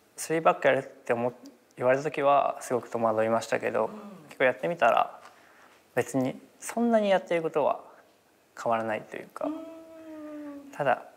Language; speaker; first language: Japanese; native; Japanese